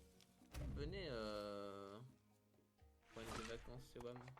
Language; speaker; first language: French; native; French